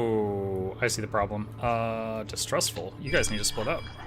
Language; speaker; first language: English; native; English